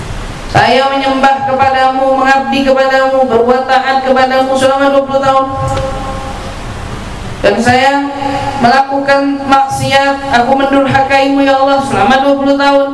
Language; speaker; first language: Indonesian; native; Indonesian